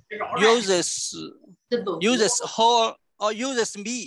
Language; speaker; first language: English; non-native, learner; Vietnamese